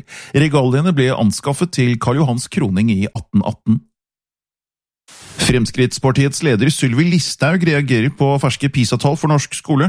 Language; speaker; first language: Norwegian; native; Norwegian